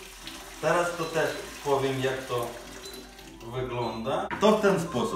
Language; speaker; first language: Polish; non-native, fluent; Ukrainian